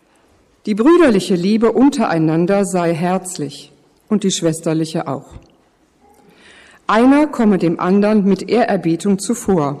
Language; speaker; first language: German; native; German